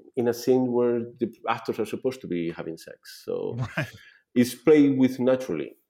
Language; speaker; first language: English; non-native, fluent; Spanish